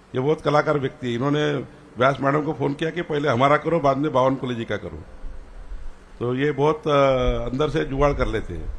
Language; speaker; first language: Hindi; non-native, local second language; Marathi